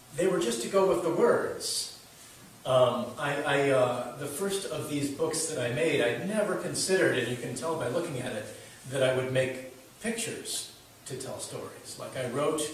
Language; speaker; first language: English; native; English